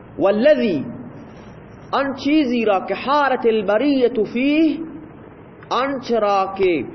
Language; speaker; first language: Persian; non-native, local second language; Baluchi